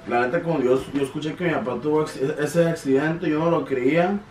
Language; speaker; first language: Spanish; early bilingual, heritage; Spanish